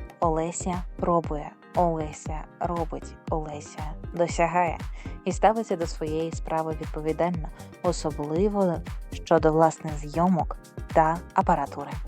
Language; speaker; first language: Ukrainian; native; Ukrainian